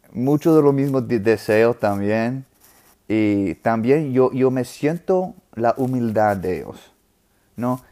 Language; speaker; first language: Spanish; non-native, fluent; English